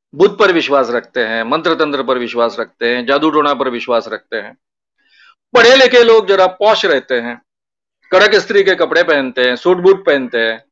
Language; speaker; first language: Hindi; non-native, local second language; Marathi